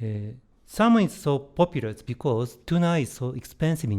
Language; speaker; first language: English; non-native, learner; Japanese